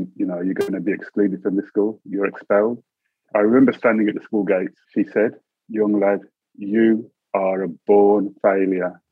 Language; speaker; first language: English; native; English